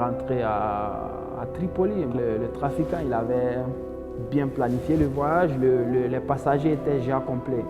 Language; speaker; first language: French; non-native, local second language; Bambara